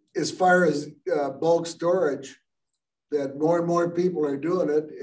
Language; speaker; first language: English; native; English